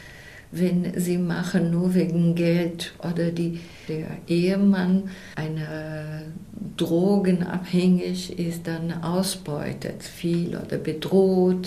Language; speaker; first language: German; non-native, learner; Portuguese